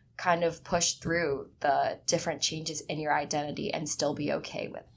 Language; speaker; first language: English; early bilingual, other home language; Chinese